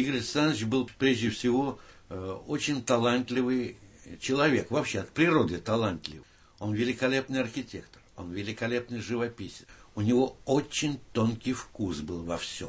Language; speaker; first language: Russian; native; Russian